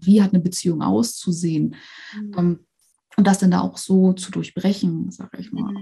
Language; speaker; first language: German; native; German